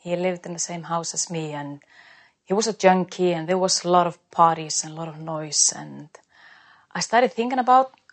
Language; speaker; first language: English; non-native, fluent; Icelandic